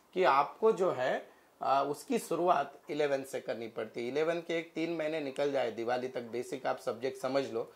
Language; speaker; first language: Hindi; non-native, local second language; Marathi